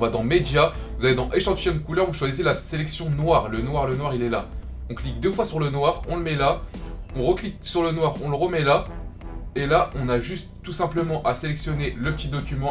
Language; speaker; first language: French; native; French